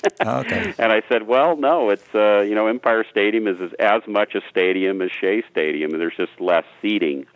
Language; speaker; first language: English; native; English